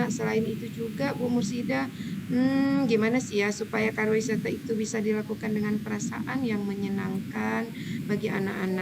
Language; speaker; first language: Indonesian; native; Indonesian